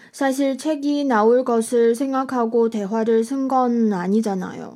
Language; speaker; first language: Korean; non-native, fluent; Chinese